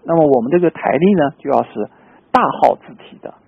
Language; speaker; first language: Chinese; native; Chinese